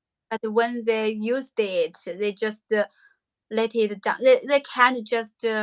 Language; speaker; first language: English; non-native, learner; Chinese